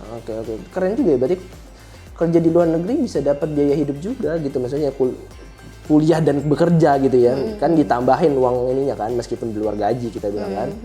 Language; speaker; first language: Indonesian; native; Indonesian